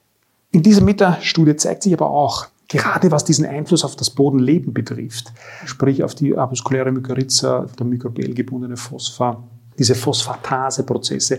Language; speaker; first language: German; native; German